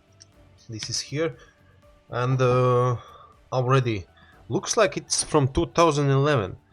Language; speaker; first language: English; non-native, learner; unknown